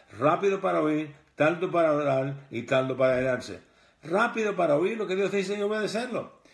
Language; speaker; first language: Spanish; early bilingual, heritage; Spanish